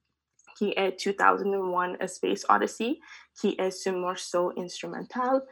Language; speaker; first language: French; non-native, learner; English